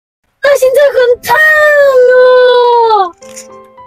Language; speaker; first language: Chinese; non-native, learner; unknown